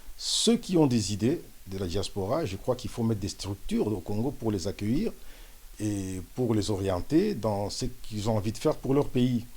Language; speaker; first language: French; non-native, local second language; Lingala